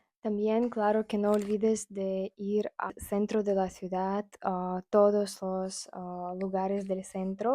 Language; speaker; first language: Spanish; non-native, fluent; Russian